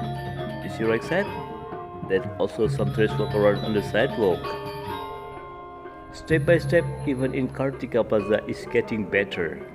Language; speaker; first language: English; non-native, learner; Indonesian